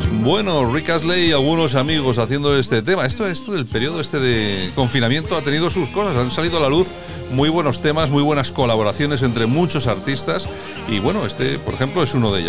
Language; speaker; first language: Spanish; native; Spanish